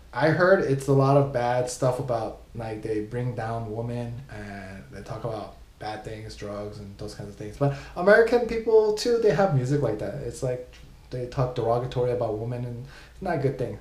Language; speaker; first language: English; native; English